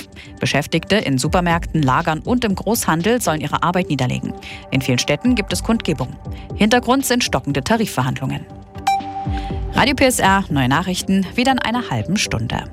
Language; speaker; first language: German; native; German